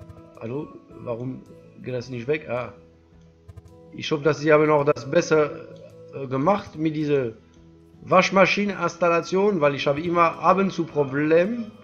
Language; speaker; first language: German; non-native, learner; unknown